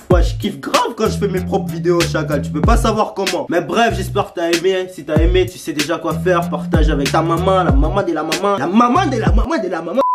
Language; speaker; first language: French; early bilingual, other home language; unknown